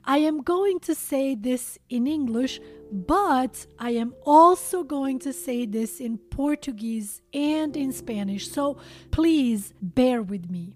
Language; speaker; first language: English; non-native, fluent; Albanian